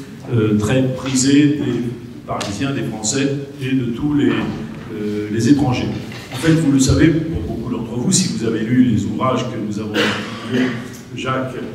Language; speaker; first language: French; native; French